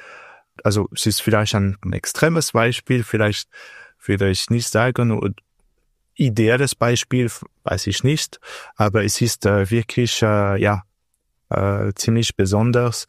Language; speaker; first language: German; non-native, local second language; French